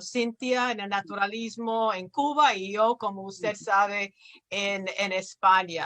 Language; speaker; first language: Spanish; non-native, fluent; English